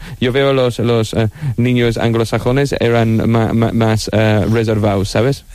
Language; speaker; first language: Spanish; non-native, fluent; English